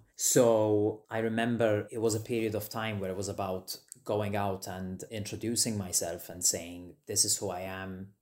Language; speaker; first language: English; non-native, fluent; Maltese